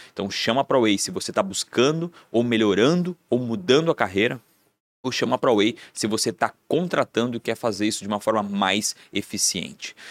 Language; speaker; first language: Portuguese; non-native, fluent; Spanish